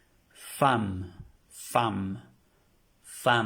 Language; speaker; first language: French; non-native, fluent; Spanish